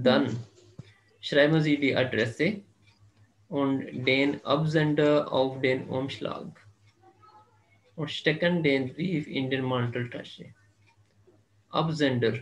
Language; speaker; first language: German; non-native, fluent; Urdu